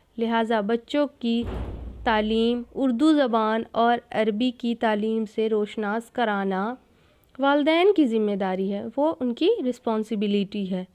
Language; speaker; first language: Urdu; native; Urdu